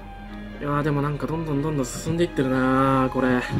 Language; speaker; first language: Japanese; native; Japanese